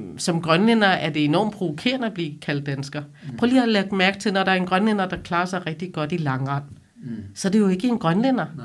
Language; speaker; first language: Danish; non-native, local second language; Kalaallisut